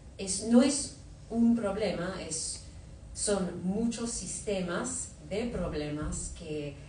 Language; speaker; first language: Spanish; non-native, fluent; English